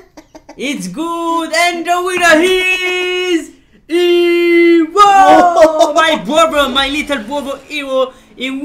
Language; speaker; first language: English; non-native, learner; French